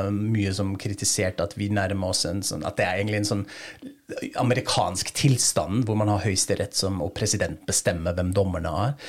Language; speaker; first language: Norwegian; non-native, fluent; German